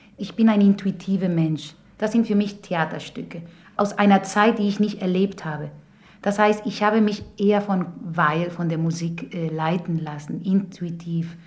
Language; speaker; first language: German; non-native, fluent; Spanish